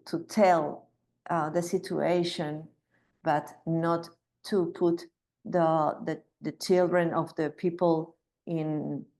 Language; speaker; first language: English; non-native, learner; Spanish